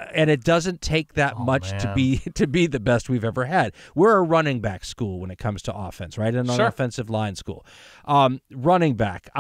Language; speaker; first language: English; native; English